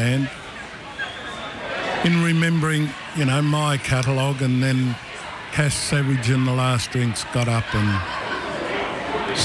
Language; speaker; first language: English; native; English